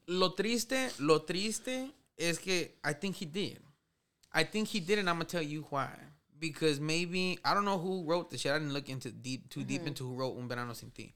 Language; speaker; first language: English; early bilingual, other home language; Spanish